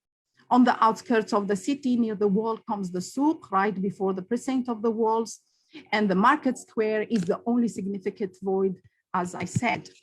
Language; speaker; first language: English; non-native, local second language; Arabic